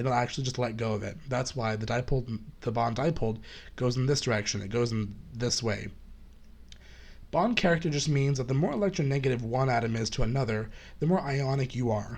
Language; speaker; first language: English; native; English